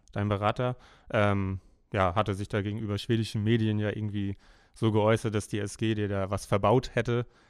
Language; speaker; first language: German; native; German